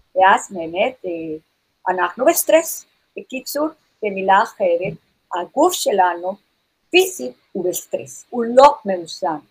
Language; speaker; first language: Hebrew; non-native, fluent; English